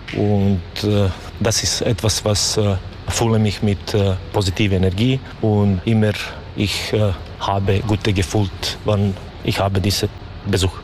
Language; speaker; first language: German; non-native, learner; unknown